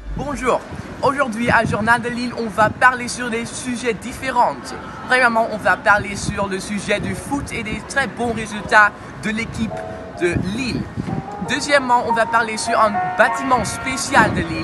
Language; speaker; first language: French; non-native, learner; Dutch